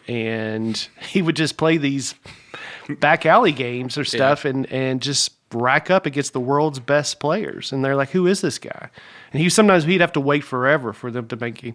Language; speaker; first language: English; native; English